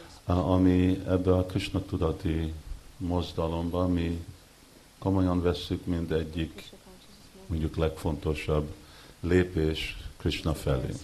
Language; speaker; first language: Hungarian; early bilingual, heritage; Hungarian